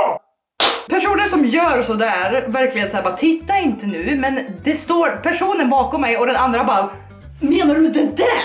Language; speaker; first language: Swedish; native; Swedish